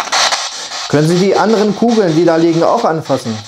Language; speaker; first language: German; native; German